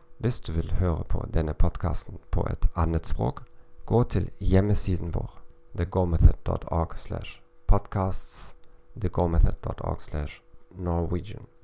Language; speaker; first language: Norwegian; non-native, learner; German